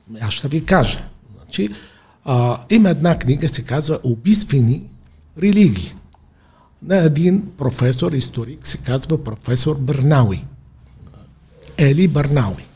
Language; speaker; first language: Bulgarian; non-native, fluent; Arabic